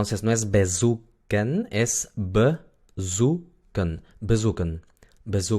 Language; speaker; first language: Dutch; non-native, fluent; Spanish